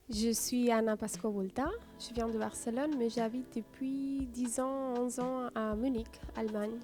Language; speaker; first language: French; non-native, fluent; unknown